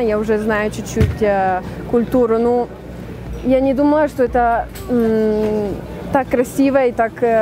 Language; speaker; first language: Russian; early bilingual, heritage; Russian